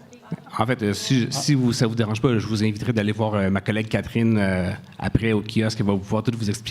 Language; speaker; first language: French; native; French